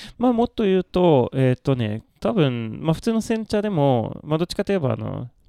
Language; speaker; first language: Japanese; non-native, fluent; Swedish